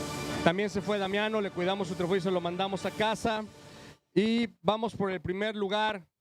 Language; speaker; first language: Spanish; native; Spanish